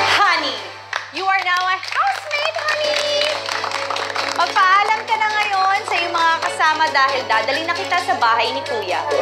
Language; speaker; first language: Filipino; native; Filipino